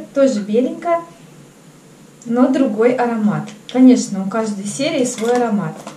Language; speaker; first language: Russian; native; Russian